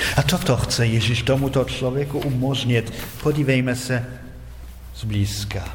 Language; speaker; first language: Czech; non-native, fluent; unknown